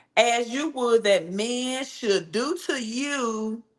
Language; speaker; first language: English; native; English